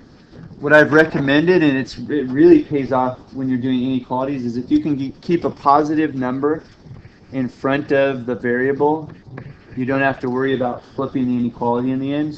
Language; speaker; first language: English; native; English